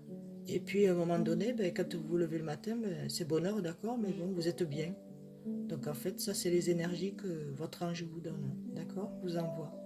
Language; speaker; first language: French; native; French